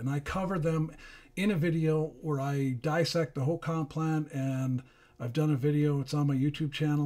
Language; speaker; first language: English; native; English